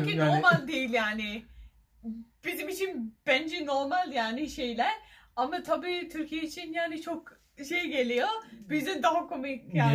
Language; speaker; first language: Turkish; non-native, learner; English